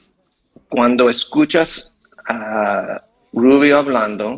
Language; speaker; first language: Spanish; non-native, fluent; English